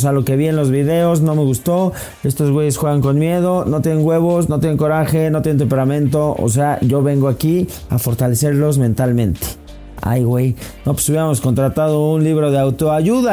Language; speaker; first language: Spanish; native; Spanish